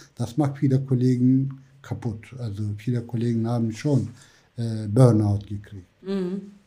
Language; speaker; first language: German; non-native, fluent; Turkish